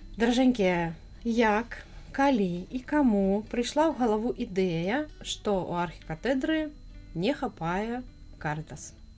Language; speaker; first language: Belarusian; native; Belarusian